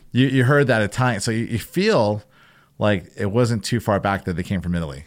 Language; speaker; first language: English; native; English